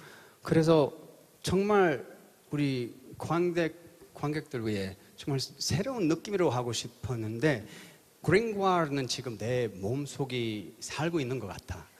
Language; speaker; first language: Korean; early bilingual, heritage; English